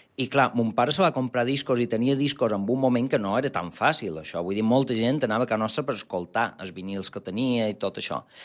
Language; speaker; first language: Catalan; non-native, local second language; Spanish